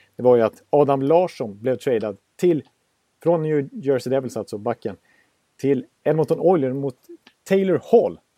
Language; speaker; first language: Swedish; native; Swedish